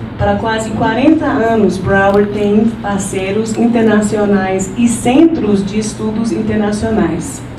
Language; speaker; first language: Portuguese; non-native, fluent; English